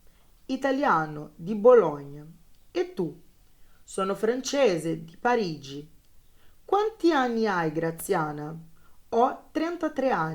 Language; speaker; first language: Italian; non-native, fluent; Portuguese